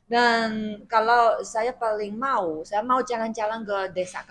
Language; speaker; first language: Indonesian; non-native, fluent; Chinese